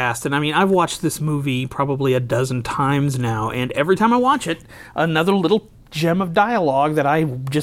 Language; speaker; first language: English; native; English